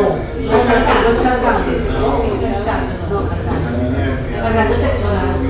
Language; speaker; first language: Spanish; native; Spanish